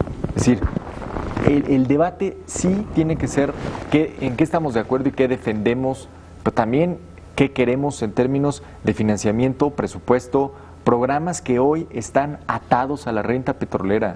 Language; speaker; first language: Spanish; native; Spanish